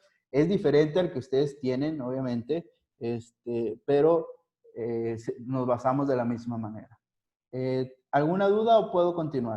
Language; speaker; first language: Spanish; native; Spanish